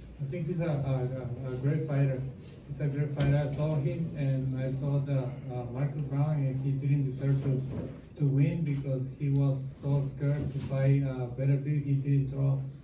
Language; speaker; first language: English; non-native, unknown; Spanish